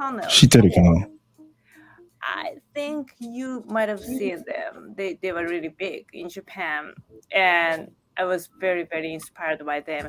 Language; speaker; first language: English; non-native, fluent; Japanese